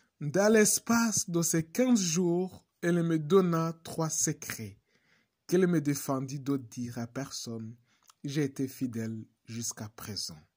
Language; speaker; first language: French; non-native, local second language; Kinyarwanda